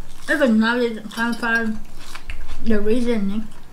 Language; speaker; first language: English; non-native, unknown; Vietnamese